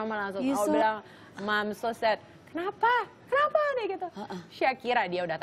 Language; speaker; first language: Indonesian; native; Indonesian